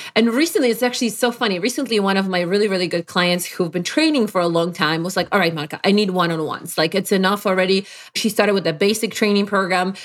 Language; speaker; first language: English; non-native, fluent; Polish